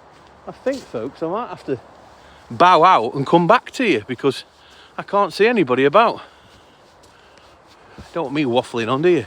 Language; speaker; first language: English; native; English